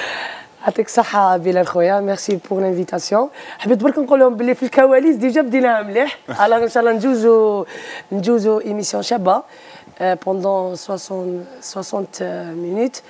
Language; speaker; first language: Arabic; native; Arabic